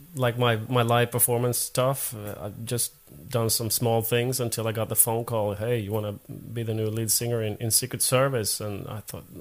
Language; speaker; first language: English; non-native, fluent; Swedish